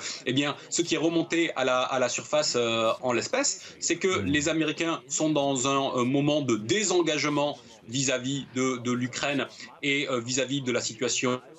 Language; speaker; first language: French; native; French